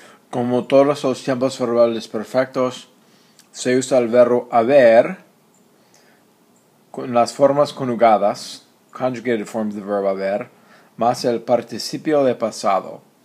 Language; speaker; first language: Spanish; non-native, fluent; English